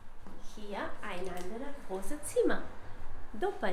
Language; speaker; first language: German; non-native, learner; Spanish